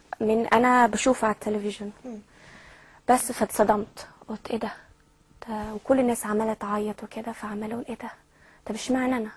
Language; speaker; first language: Arabic; early bilingual, heritage; Arabic